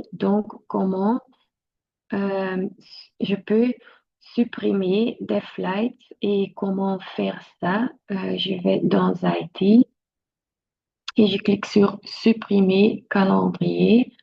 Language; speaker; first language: French; non-native, local second language; Dutch